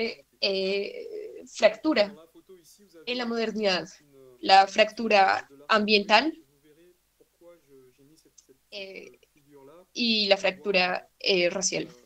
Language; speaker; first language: Spanish; non-native, fluent; French